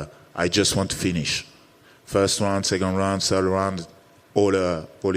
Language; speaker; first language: English; non-native, learner; French